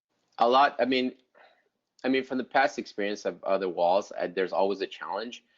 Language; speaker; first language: English; native; English